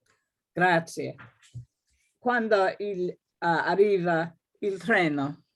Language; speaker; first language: Italian; non-native, learner; English